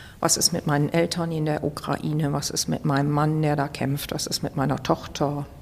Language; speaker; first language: German; native; German